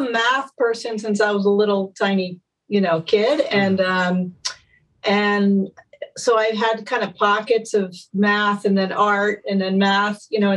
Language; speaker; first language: English; native; English